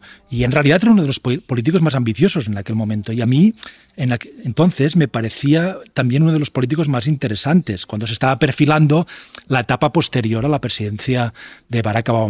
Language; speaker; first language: Spanish; native; Spanish